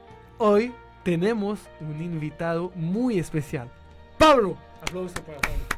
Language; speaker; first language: Spanish; non-native, learner; French